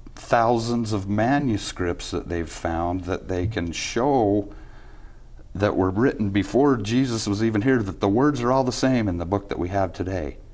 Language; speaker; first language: English; native; English